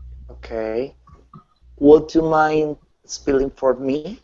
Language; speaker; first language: English; non-native, learner; Spanish